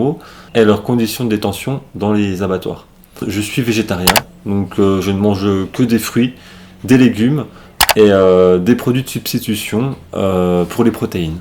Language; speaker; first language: French; native; French